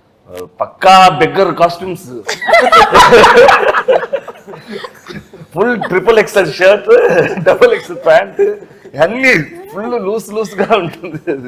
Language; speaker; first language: Telugu; non-native, learner; Tamil